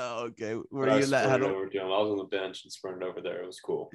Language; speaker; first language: English; native; English